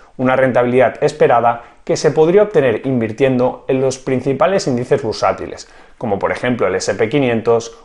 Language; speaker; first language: Spanish; native; Spanish